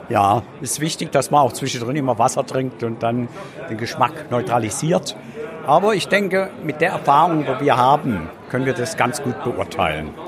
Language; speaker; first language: German; native; German